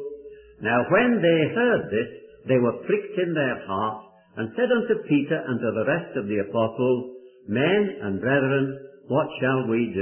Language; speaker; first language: English; native; English